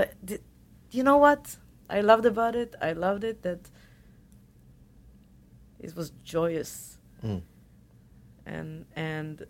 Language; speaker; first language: English; non-native, fluent; Hebrew